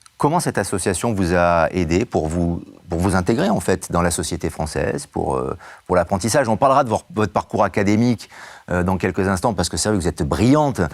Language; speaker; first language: French; native; French